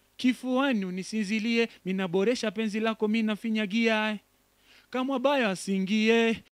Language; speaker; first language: Swahili; native; Swahili